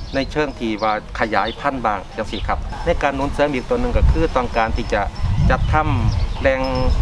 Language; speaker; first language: Thai; native; Thai